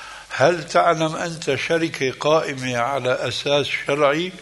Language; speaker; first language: Arabic; native; Arabic